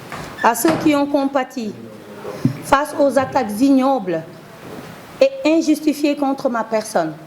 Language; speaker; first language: French; non-native, local second language; Wolof